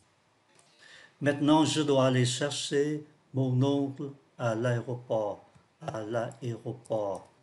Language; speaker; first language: French; non-native, fluent; Vietnamese